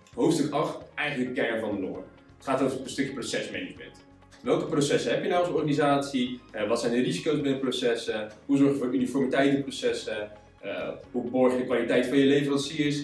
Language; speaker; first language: Dutch; native; Dutch